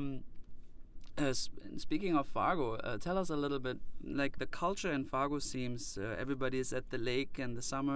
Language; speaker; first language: English; non-native, fluent; German